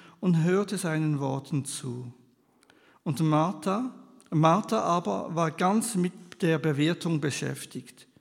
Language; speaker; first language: German; non-native, local second language; French